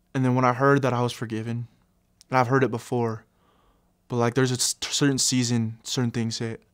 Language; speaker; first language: English; native; English